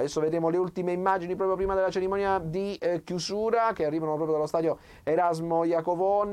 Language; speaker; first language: Italian; native; Italian